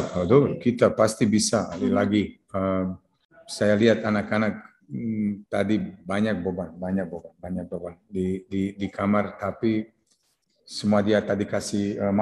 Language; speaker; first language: Indonesian; non-native, fluent; Serbian